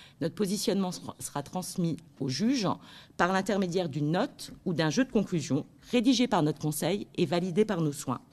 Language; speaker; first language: French; native; French